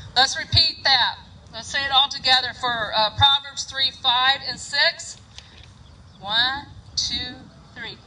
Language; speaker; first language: English; native; English